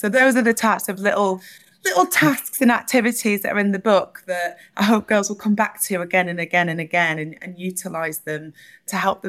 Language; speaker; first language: English; native; English